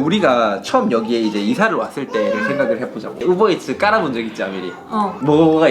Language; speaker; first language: Korean; native; Korean